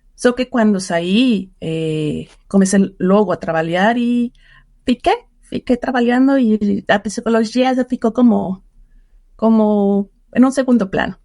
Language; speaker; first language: Portuguese; non-native, fluent; Spanish